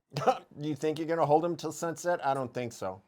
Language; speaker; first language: English; native; English